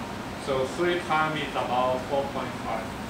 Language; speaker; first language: English; non-native, fluent; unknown